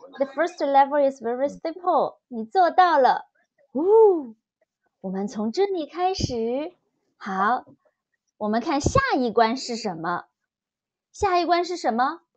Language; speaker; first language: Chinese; native; Chinese